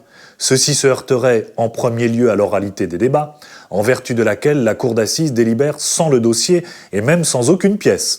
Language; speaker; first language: French; native; French